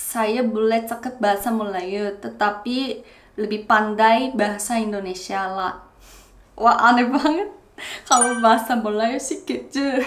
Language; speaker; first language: Indonesian; non-native, fluent; Korean